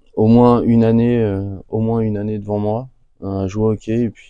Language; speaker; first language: French; native; French